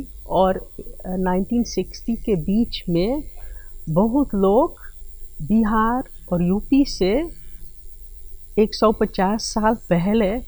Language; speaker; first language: Hindi; early bilingual, heritage; Dutch